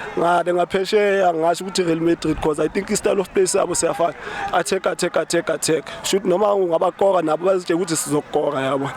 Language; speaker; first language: Zulu; native; Zulu